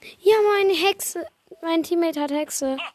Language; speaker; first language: German; native; German